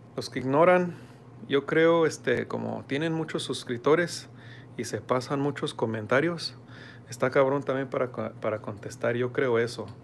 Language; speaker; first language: Spanish; early bilingual, heritage; Spanish